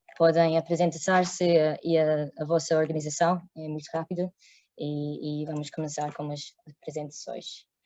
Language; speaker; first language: Portuguese; non-native, fluent; English